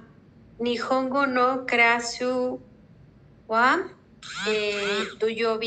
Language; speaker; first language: Japanese; non-native, learner; Spanish